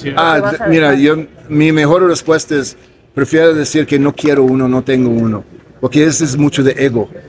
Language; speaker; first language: Spanish; non-native, fluent; English